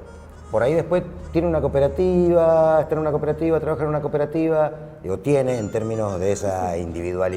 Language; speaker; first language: Spanish; native; Spanish